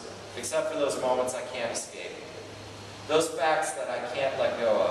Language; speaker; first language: English; native; English